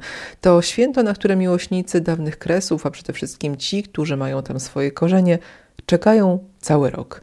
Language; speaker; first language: Polish; native; Polish